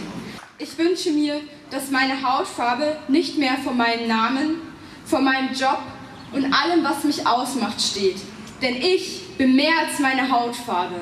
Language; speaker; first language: German; native; German